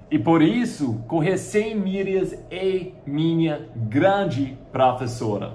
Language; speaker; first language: Portuguese; non-native, fluent; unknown